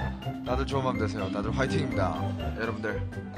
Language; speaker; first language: Korean; native; Korean